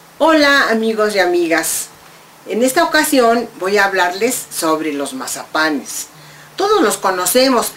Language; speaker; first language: Spanish; native; Spanish